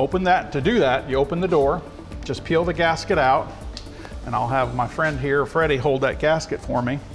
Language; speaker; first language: English; native; English